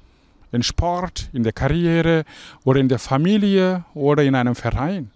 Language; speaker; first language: German; non-native, fluent; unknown